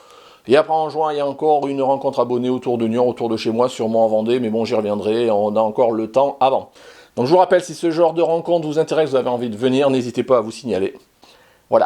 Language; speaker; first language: French; native; French